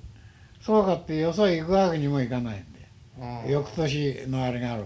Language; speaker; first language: Japanese; native; Japanese